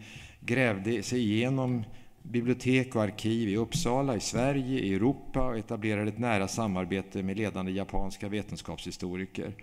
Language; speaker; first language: Swedish; native; Swedish